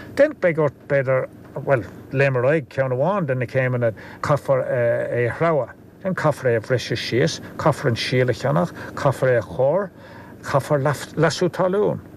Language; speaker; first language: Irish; native; Irish